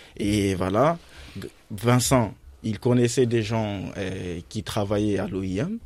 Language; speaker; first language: French; non-native, local second language; Fula